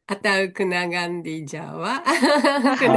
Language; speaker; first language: Indonesian; non-native, learner; Japanese